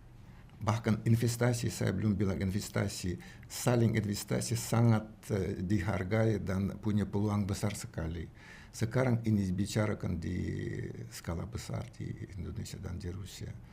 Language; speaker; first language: Indonesian; non-native, learner; Russian